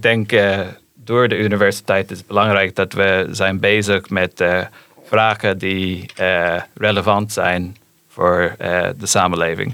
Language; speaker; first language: Dutch; non-native, fluent; English